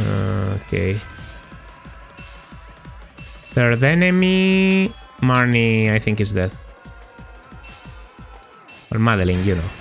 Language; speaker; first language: English; non-native, fluent; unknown